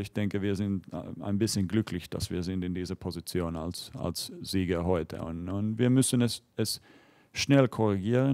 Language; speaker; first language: German; non-native, fluent; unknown